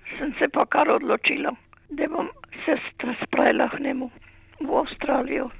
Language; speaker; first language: Slovenian; native; Slovenian